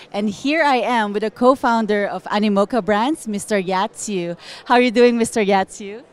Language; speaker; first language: English; non-native, local second language; Filipino